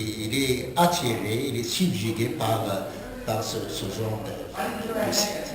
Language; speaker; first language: French; non-native, local second language; Arabic